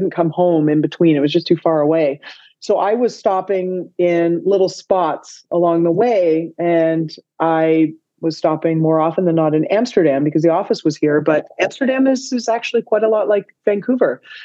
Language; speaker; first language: English; native; English